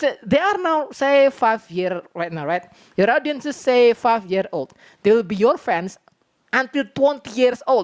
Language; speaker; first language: English; non-native, learner; Indonesian